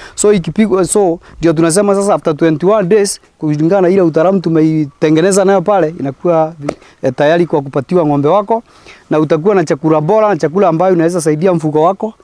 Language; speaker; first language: Swahili; non-native, local second language; Meru